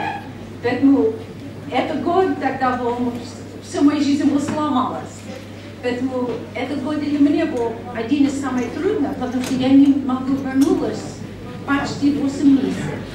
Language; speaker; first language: Russian; non-native, learner; English